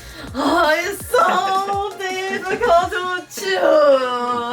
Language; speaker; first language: English; non-native, learner; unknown